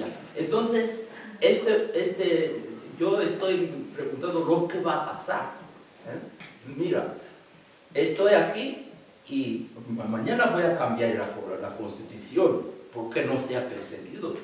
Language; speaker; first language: Spanish; non-native, fluent; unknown